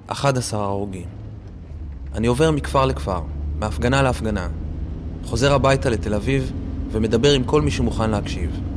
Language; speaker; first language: Hebrew; native; Hebrew